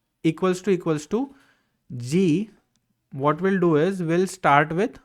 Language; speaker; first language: English; non-native, local second language; Hindi